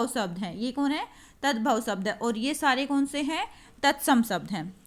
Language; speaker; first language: Hindi; native; Hindi